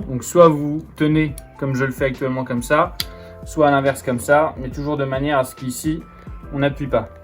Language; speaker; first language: French; native; French